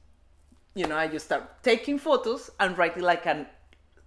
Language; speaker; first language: English; non-native, learner; Spanish